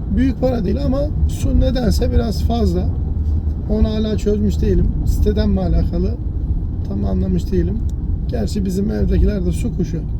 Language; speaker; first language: Turkish; early bilingual, heritage; Turkish